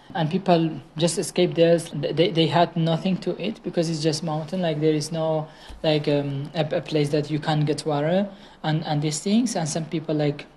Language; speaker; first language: English; non-native, fluent; Kurdish